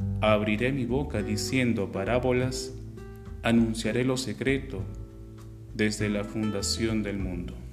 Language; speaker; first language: Spanish; native; Spanish